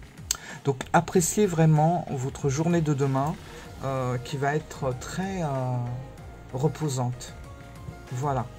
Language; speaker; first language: French; native; French